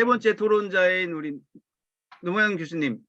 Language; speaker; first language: Korean; native; Korean